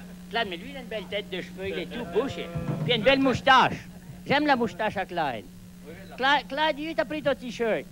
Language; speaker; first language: French; native; French